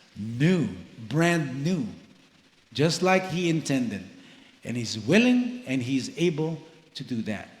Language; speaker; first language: English; non-native, local second language; Filipino